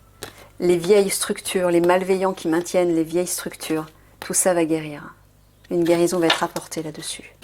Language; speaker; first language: French; native; French